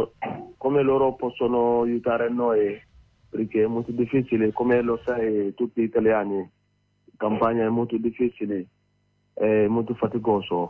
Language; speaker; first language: Italian; non-native, learner; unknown